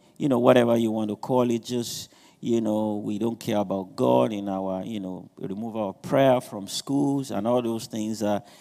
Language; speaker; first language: English; non-native, local second language; Yoruba